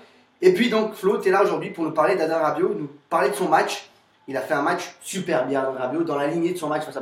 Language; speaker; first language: French; native; French